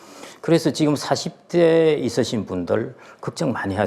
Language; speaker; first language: Korean; native; Korean